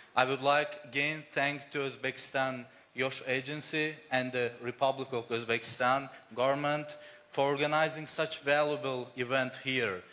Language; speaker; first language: English; non-native, fluent; Azerbaijani